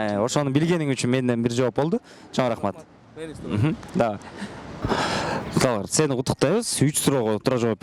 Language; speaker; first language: Kyrgyz; native; Kyrgyz